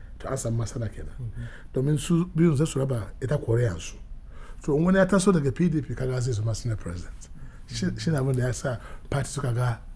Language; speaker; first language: Hausa; non-native, local second language; Igbo